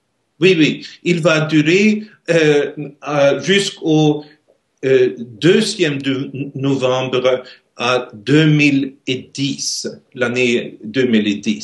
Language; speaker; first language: French; non-native, learner; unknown